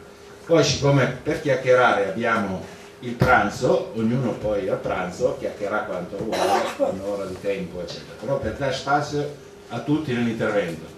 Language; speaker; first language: Italian; native; Italian